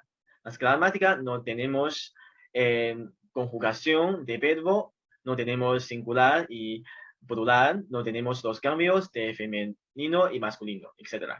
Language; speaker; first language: Spanish; non-native, fluent; Chinese